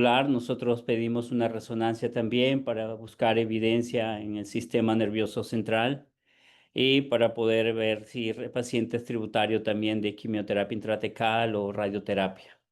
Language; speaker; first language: Spanish; native; Spanish